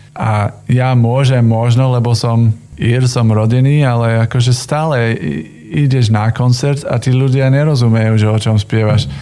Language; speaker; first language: Slovak; non-native, fluent; English